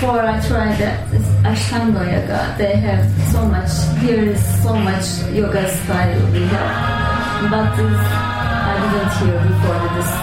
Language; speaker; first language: English; non-native, learner; Turkish